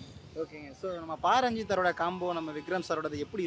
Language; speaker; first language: Tamil; native; Tamil